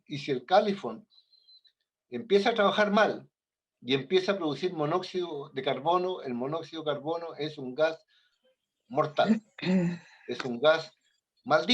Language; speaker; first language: Spanish; native; Spanish